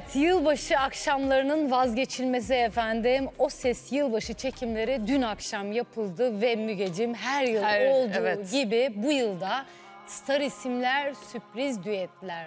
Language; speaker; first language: Turkish; native; Turkish